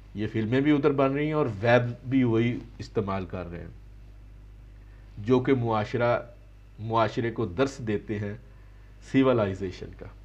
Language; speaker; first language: Urdu; native; Urdu